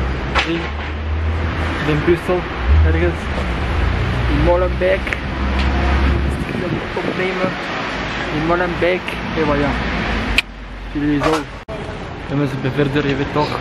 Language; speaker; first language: Dutch; non-native, local second language; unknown